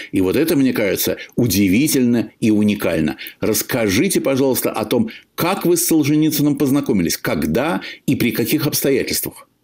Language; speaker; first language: Russian; native; Russian